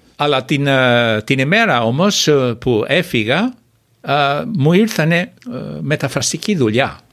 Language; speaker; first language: Greek; non-native, fluent; English